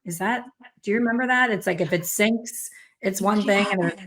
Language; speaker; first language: English; native; English